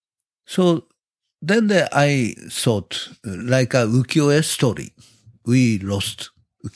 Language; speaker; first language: English; non-native, learner; Japanese